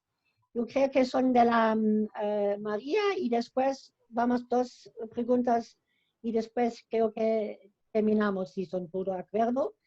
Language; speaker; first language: Spanish; non-native, fluent; German